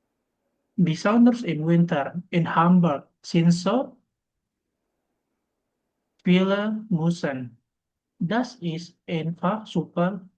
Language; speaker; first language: German; non-native, learner; Indonesian